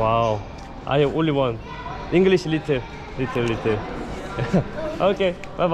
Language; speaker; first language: English; non-native, learner; Korean